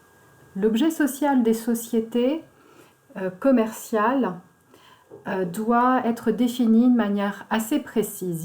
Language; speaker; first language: French; native; French